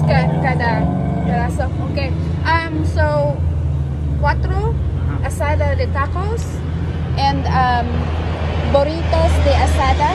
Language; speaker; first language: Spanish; non-native, learner; Hiligaynon